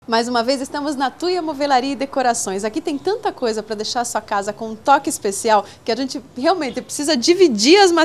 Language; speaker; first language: Portuguese; native; Portuguese